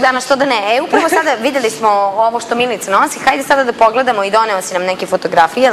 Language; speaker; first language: Croatian; native; Croatian